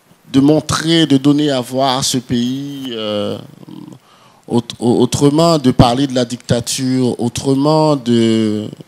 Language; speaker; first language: French; non-native, local second language; Haitian Creole